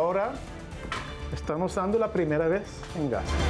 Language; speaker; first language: Spanish; non-native, learner; Hebrew